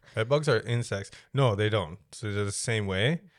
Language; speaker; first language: English; native; English